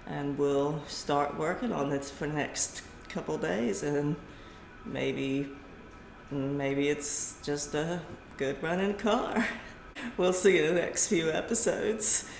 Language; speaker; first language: English; native; English